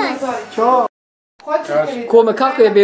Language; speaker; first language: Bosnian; non-native, learner; Norwegian